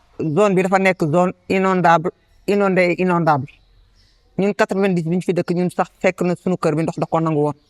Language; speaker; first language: Wolof; non-native, local second language; Fula